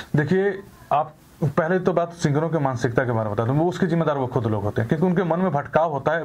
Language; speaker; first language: Hindi; native; Hindi